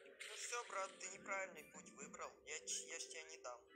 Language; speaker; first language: Russian; native; Russian